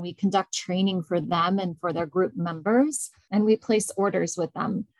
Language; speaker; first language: English; native; English